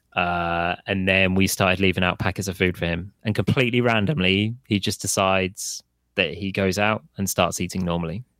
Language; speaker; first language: English; native; English